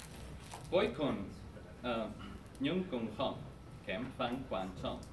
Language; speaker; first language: Vietnamese; non-native, learner; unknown